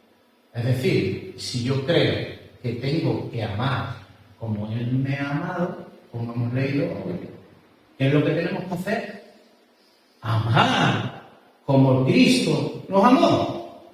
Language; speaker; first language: Spanish; native; Spanish